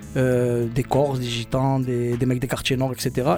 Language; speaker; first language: French; native; French